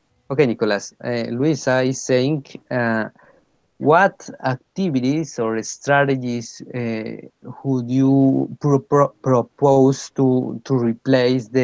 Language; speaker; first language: English; non-native, fluent; Spanish